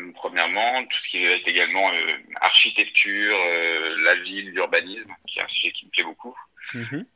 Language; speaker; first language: French; native; French